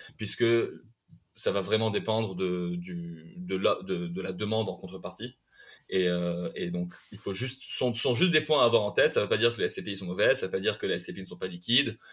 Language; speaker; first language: French; non-native, local second language; Arabic